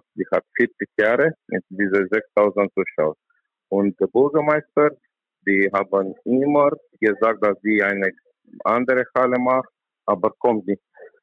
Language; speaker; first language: German; non-native, learner; Romanian